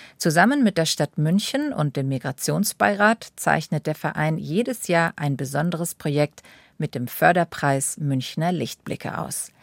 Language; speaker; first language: German; native; German